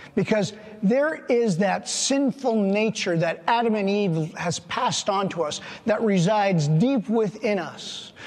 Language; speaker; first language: English; native; English